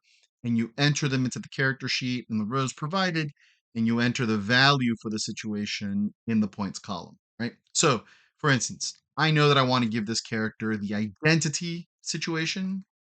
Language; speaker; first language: English; native; English